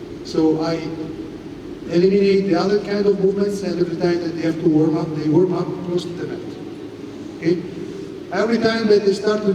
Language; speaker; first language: English; non-native, fluent; Italian